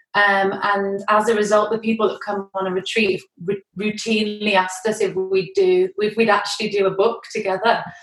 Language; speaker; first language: English; native; English